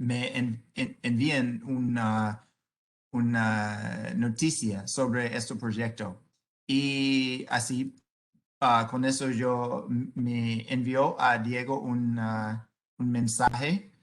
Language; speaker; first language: Spanish; non-native, learner; English